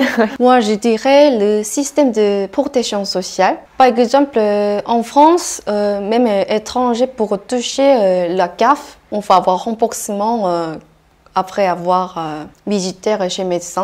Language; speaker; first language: French; non-native, fluent; Korean